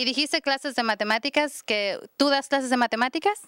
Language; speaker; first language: Spanish; native; Spanish